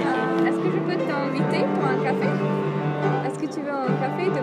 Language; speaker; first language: French; non-native, learner; Hungarian